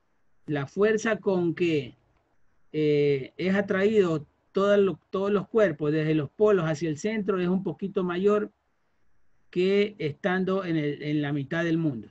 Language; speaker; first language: Spanish; native; Spanish